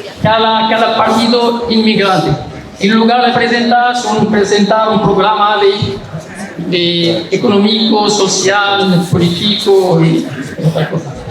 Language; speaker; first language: Spanish; non-native, learner; Arabic